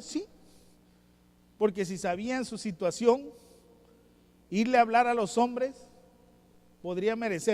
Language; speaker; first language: Spanish; native; Spanish